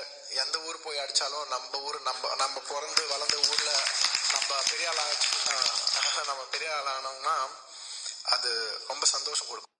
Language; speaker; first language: Tamil; non-native, local second language; Telugu